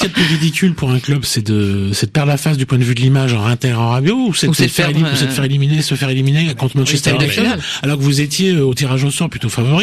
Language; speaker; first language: French; native; French